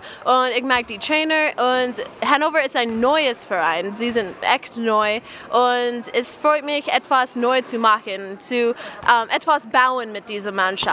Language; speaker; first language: German; non-native, learner; English